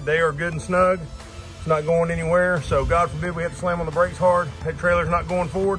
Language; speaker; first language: English; native; English